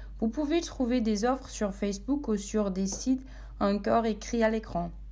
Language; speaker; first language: French; native; French